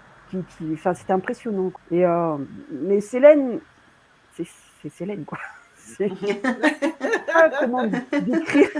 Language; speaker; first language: French; native; French